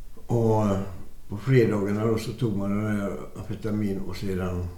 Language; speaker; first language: Swedish; native; Swedish